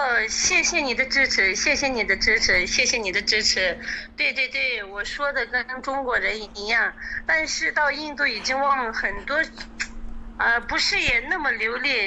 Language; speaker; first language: Chinese; non-native, local second language; Tibetan